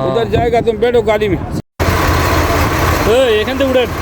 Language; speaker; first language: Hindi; non-native, learner; Bangla